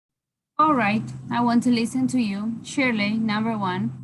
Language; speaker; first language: English; non-native, fluent; Spanish